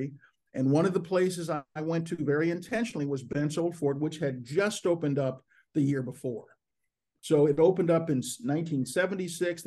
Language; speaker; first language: English; native; English